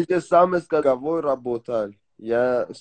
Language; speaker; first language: Russian; non-native, learner; Persian